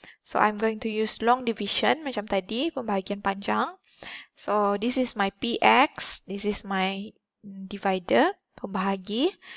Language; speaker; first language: English; non-native, local second language; Malay